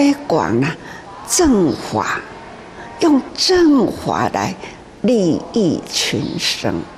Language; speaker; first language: Chinese; non-native, local second language; Min Nan Chinese